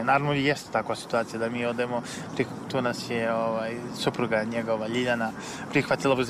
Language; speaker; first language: Serbian; native; Serbian